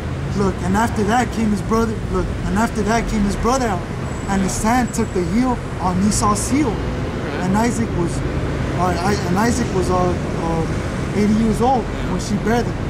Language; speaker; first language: English; native; English